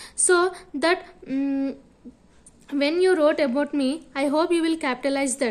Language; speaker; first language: English; non-native, local second language; Telugu